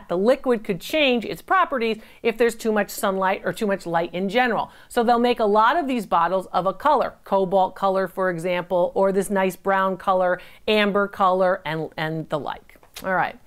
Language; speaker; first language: English; native; English